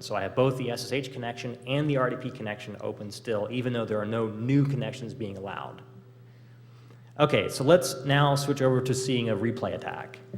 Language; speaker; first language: English; native; English